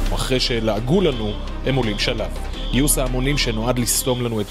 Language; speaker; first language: Hebrew; native; Hebrew